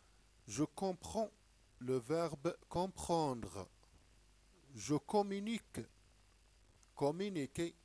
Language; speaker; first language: French; non-native, local second language; Arabic